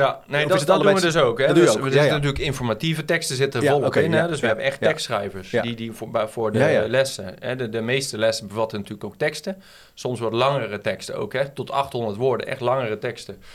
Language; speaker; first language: Dutch; native; Dutch